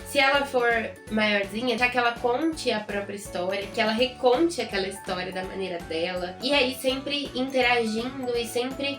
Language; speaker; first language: Portuguese; native; Portuguese